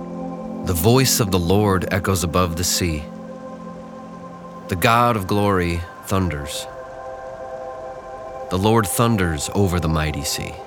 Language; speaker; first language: English; native; English